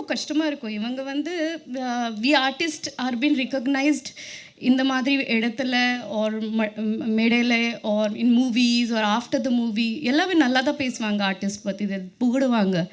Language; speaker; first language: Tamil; non-native, learner; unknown